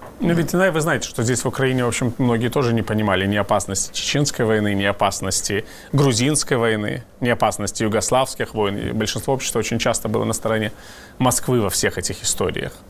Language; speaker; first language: Russian; native; Russian